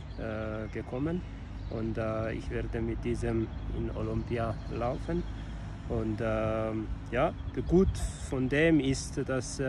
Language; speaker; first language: German; non-native, learner; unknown